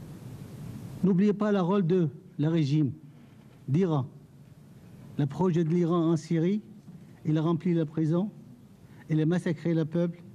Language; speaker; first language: French; non-native, fluent; Arabic